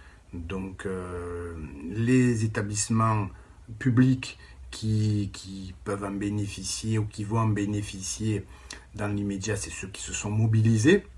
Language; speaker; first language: French; native; French